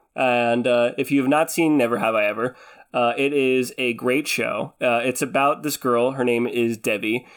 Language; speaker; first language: English; early bilingual, other home language; Filipino